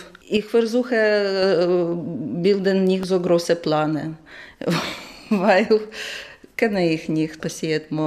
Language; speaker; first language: German; non-native, learner; Ukrainian